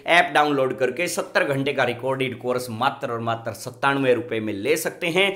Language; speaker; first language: Hindi; native; Hindi